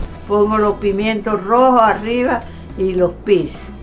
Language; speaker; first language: Spanish; native; Spanish